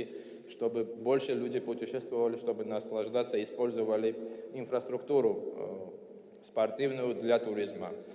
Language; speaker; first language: Russian; non-native, fluent; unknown